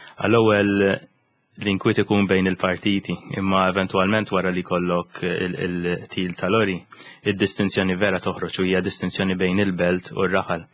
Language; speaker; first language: Maltese; native; Maltese